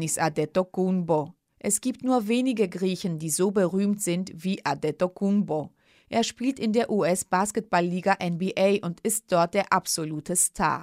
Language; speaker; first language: German; early bilingual, other home language; Greek